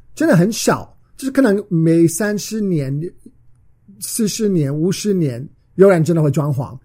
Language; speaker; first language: Chinese; non-native, learner; English